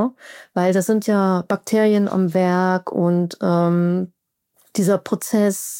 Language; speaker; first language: German; native; German